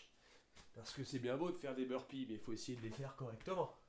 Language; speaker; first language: French; native; French